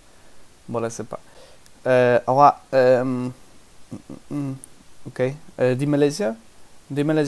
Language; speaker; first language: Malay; non-native, learner; English